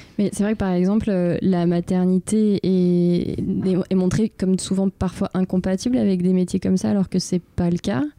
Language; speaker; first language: French; native; French